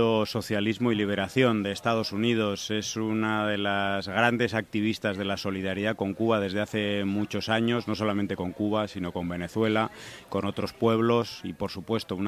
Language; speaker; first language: Spanish; native; Spanish